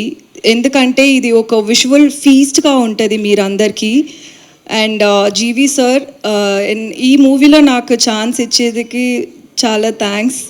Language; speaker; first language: Telugu; non-native, learner; Tamil